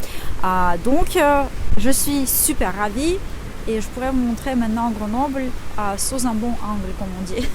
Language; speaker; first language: French; non-native, fluent; Russian